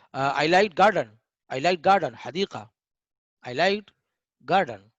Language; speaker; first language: English; non-native, learner; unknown